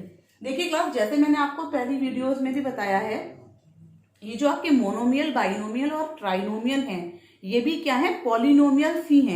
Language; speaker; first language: Hindi; native; Hindi